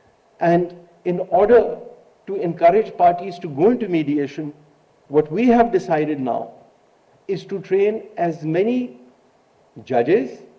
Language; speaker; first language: English; non-native, local second language; Urdu